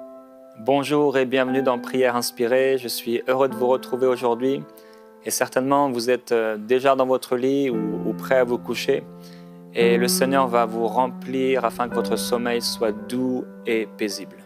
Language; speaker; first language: French; non-native, local second language; Haitian Creole